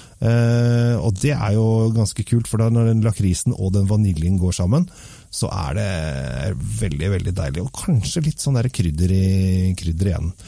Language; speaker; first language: Norwegian; native; Norwegian